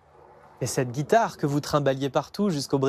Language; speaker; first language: French; native; French